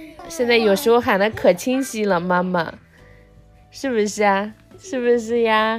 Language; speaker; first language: Chinese; native; Chinese